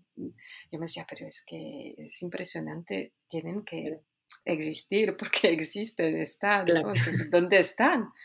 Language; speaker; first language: Spanish; non-native, fluent; Polish